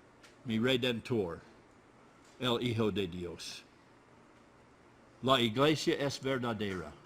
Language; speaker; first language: Spanish; non-native, learner; English